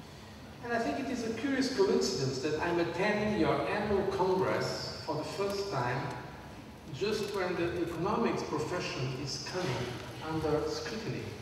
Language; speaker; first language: English; non-native, fluent; Portuguese